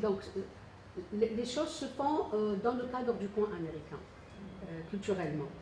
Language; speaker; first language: French; non-native, local second language; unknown